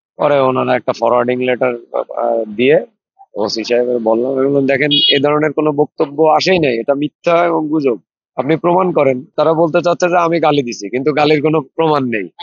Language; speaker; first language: Bangla; native; Bangla